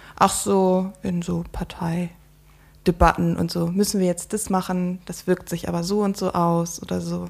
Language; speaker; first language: German; native; German